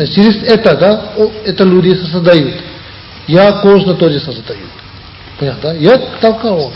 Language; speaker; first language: Russian; non-native, learner; Tibetan